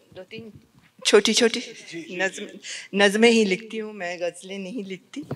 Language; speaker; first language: Hindi; native; Hindi